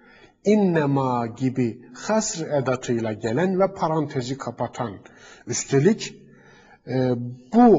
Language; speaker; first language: Turkish; native; Turkish